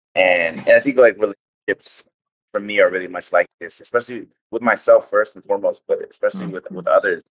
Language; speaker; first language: English; native; English